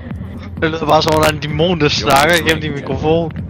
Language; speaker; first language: Danish; native; Danish